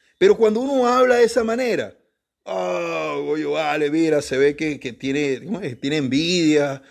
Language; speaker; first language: Spanish; native; Spanish